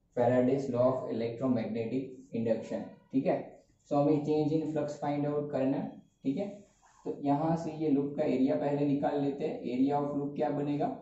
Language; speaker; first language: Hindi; non-native, local second language; Gujarati